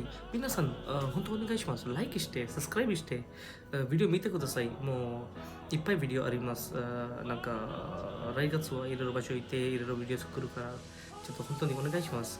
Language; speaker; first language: Japanese; non-native, learner; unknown